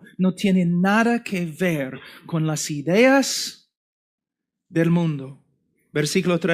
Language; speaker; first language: Spanish; non-native, fluent; English